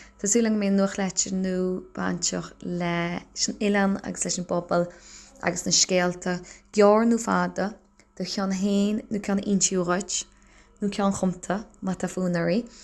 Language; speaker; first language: Irish; native; Irish